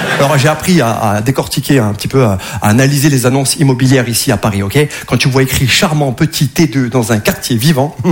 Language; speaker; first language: French; native; French